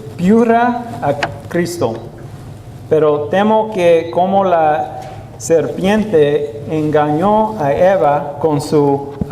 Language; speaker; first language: Spanish; non-native, learner; English